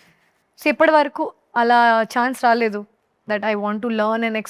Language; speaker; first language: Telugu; non-native, learner; Hindi